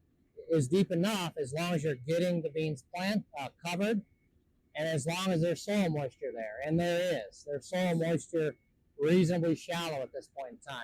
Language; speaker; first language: English; native; English